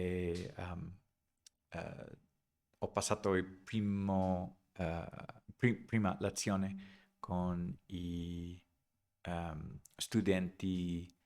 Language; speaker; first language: Italian; non-native, learner; English